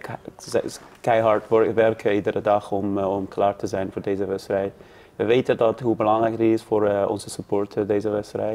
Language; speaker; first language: Dutch; non-native, learner; Persian